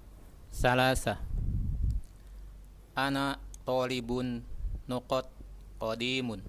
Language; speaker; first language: Arabic; non-native, learner; Indonesian